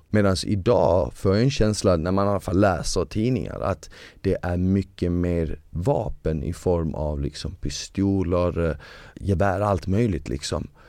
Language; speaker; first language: Swedish; early bilingual, other home language; Bosnian